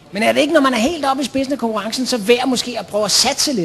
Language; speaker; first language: Danish; native; Danish